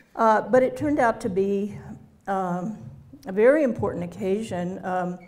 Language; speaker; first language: English; native; English